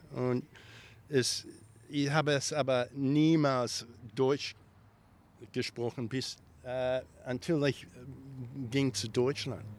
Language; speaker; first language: German; early bilingual, heritage; German